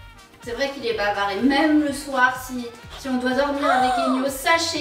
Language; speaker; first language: French; native; French